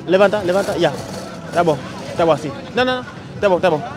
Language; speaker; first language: Portuguese; non-native, learner; Vietnamese